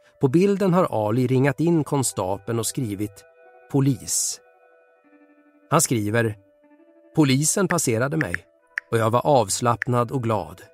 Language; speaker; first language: Swedish; native; Swedish